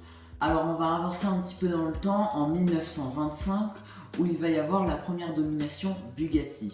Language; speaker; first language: French; native; French